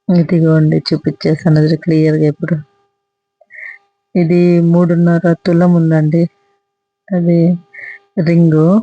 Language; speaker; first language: Telugu; native; Telugu